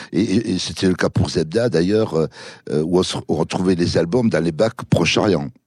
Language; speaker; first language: French; early bilingual, other home language; Kabyle